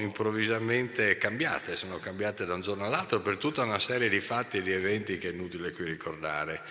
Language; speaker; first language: Italian; native; Italian